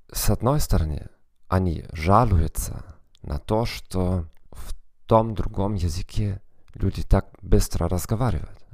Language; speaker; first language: Russian; non-native, fluent; German